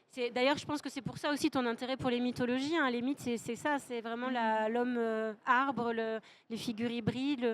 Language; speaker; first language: French; native; French